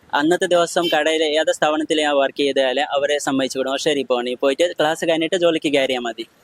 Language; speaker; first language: Malayalam; non-native, local second language; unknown